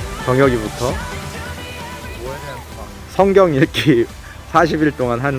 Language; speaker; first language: Korean; native; Korean